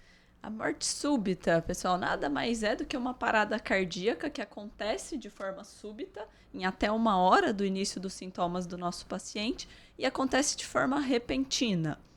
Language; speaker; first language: Portuguese; native; Portuguese